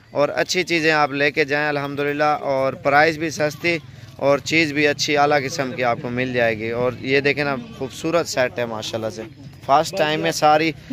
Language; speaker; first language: Urdu; non-native, local second language; Punjabi